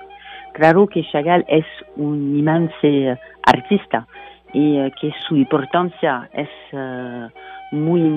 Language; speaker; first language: Spanish; non-native, fluent; French